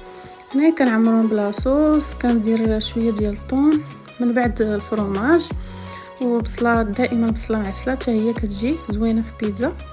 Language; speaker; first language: Arabic; native; Arabic